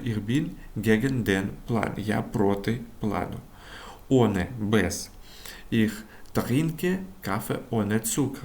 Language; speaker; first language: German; non-native, learner; Ukrainian